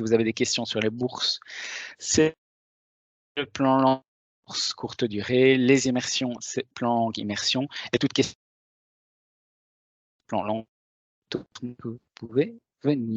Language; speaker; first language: French; native; French